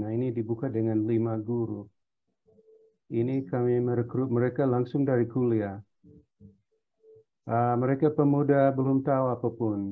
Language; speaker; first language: Indonesian; non-native, fluent; English